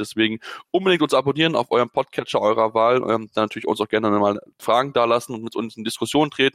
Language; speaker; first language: German; native; German